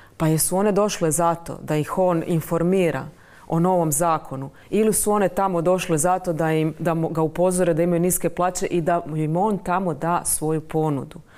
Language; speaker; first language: Croatian; native; Croatian